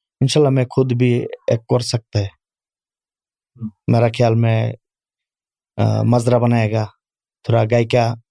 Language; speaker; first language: Urdu; non-native, learner; Bangla